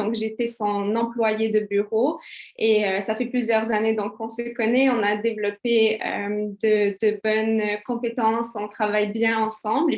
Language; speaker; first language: French; early bilingual, other home language; Kabyle